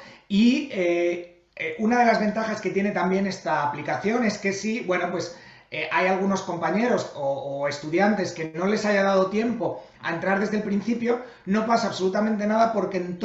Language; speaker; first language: Spanish; native; Spanish